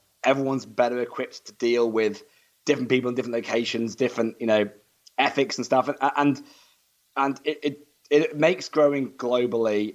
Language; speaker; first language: English; native; English